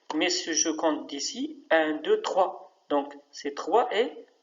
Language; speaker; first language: French; non-native, local second language; Arabic